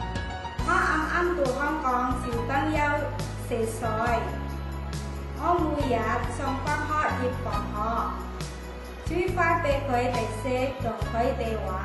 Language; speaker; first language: Cantonese; non-native, learner; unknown